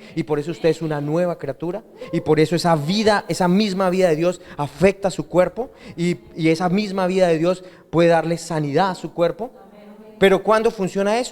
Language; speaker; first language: Spanish; native; Spanish